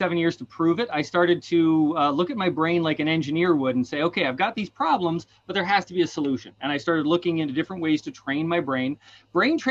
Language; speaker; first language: English; native; English